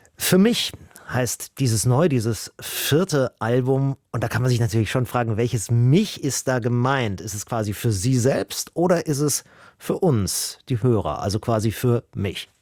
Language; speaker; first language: German; native; German